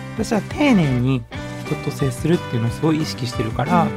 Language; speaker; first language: Japanese; native; Japanese